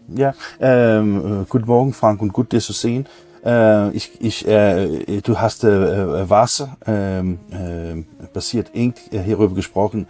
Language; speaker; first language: German; non-native, learner; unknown